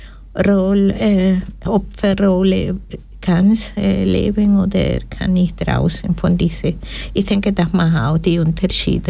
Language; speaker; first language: German; non-native, fluent; Spanish